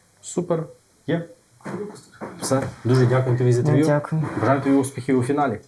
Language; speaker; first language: Ukrainian; native; Ukrainian